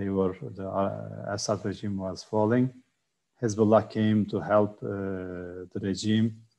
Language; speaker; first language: English; non-native, fluent; Turkish